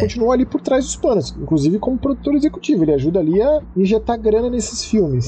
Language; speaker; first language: Portuguese; native; Portuguese